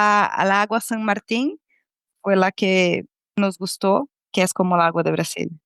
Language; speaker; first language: Spanish; non-native, fluent; Portuguese